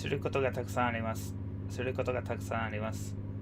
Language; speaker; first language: Japanese; non-native, learner; English